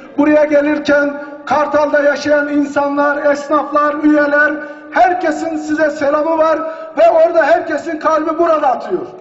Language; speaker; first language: Turkish; native; Turkish